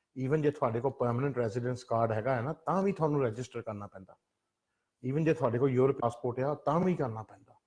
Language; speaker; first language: Punjabi; early bilingual, heritage; Punjabi